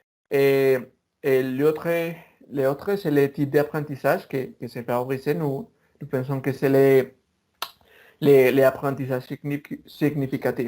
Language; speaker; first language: French; non-native, learner; Spanish